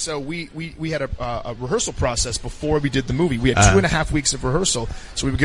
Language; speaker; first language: English; native; English